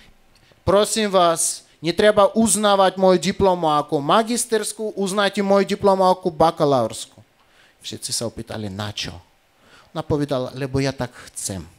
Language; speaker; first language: Slovak; non-native, fluent; Russian